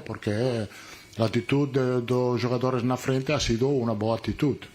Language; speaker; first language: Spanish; non-native, fluent; Italian